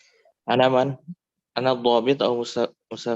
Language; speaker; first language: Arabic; non-native, learner; Indonesian